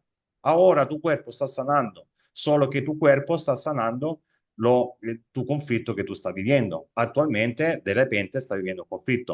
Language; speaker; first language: Spanish; non-native, fluent; Italian